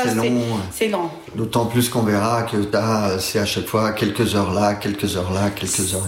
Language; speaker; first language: French; native; French